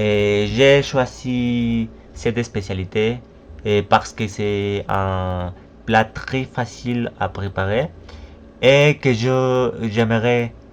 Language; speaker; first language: French; non-native, learner; Spanish